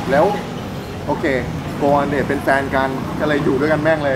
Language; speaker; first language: Thai; native; Thai